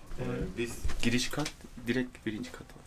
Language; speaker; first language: Turkish; non-native, fluent; Korean